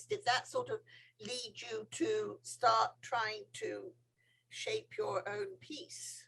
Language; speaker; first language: English; native; English